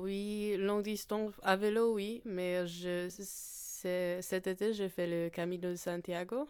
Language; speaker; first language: French; non-native, fluent; Polish